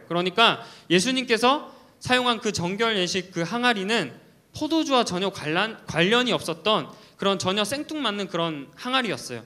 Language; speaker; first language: Korean; native; Korean